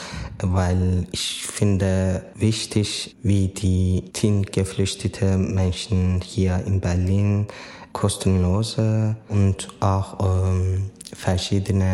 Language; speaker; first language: German; non-native, learner; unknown